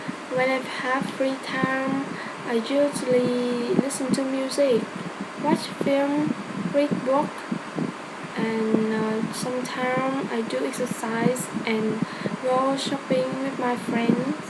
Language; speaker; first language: English; non-native, learner; Vietnamese